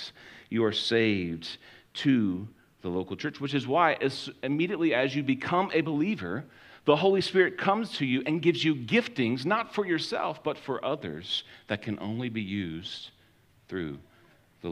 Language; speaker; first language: English; native; English